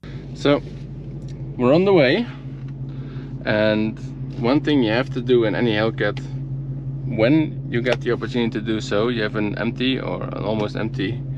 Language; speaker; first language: English; non-native, fluent; Dutch